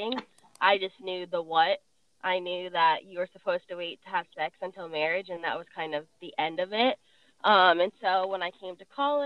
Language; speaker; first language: English; native; English